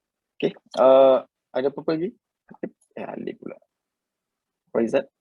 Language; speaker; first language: Malay; native; Malay